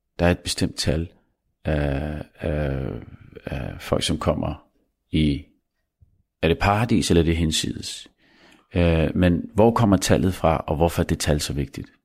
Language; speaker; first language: Danish; early bilingual, other home language; Arabic